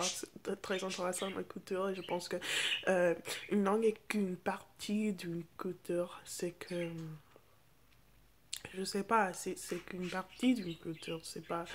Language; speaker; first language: French; non-native, fluent; English